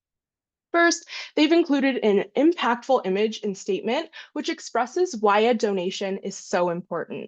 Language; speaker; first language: English; native; English